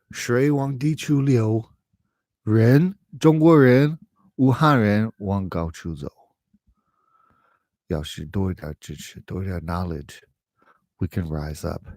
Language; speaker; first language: Chinese; non-native, fluent; English